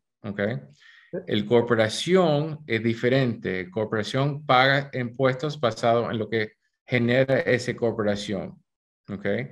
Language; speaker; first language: Spanish; early bilingual, heritage; Spanish